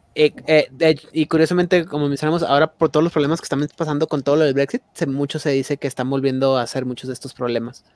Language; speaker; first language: Spanish; native; Spanish